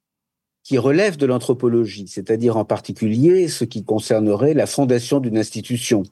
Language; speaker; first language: French; native; French